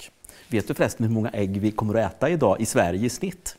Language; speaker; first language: Swedish; native; Swedish